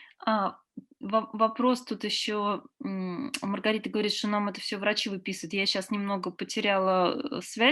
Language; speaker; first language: Russian; native; Russian